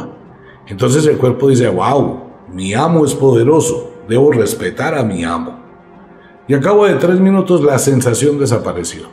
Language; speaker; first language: Spanish; native; Spanish